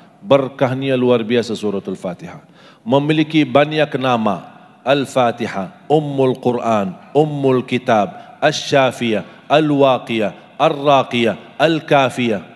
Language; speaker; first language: Indonesian; non-native, fluent; Arabic